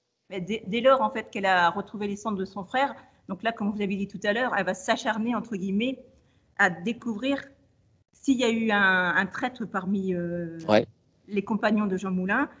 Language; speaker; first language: French; native; French